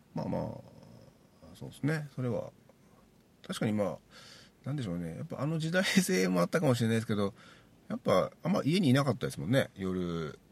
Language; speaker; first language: Japanese; native; Japanese